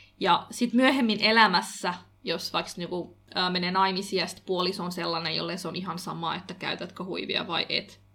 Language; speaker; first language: Finnish; early bilingual, other home language; Kurdish